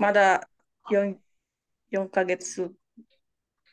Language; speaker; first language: Japanese; non-native, learner; Indonesian